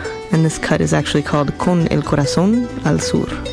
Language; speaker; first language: English; native; English